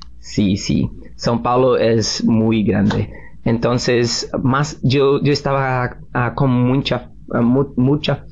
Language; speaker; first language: Spanish; non-native, learner; Portuguese